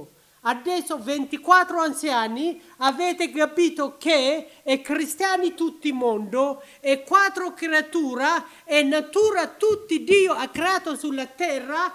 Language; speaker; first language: Italian; non-native, learner; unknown